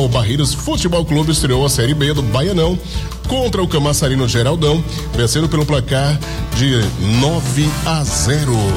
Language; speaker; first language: Portuguese; native; Portuguese